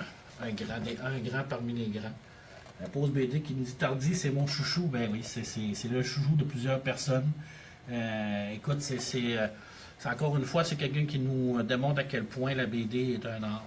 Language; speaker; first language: French; native; French